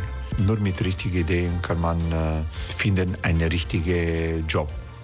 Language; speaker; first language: German; non-native, fluent; Croatian